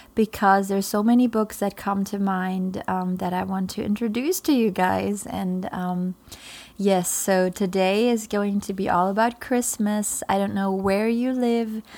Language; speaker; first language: English; non-native, fluent; German